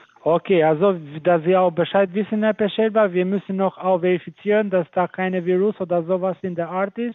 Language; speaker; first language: German; non-native, fluent; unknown